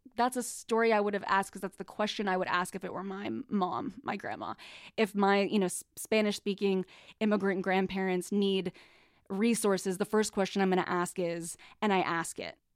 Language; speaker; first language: English; native; English